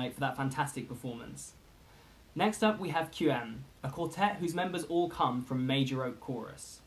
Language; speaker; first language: English; native; English